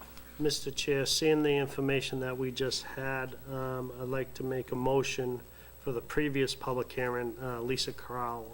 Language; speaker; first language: English; native; English